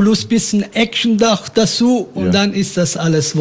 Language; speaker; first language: German; non-native, fluent; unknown